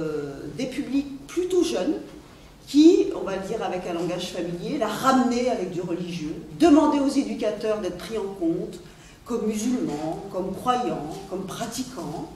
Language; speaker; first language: French; native; French